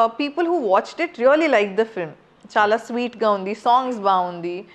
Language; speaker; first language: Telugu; non-native, fluent; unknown